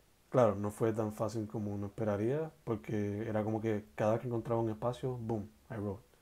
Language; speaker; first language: Spanish; native; Spanish